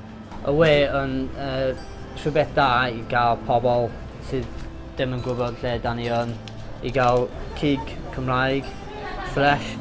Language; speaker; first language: Welsh; non-native, local second language; English